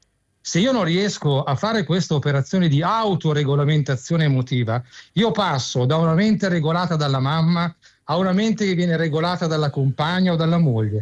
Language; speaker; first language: Italian; native; Italian